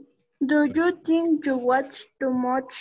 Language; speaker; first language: English; non-native, learner; Spanish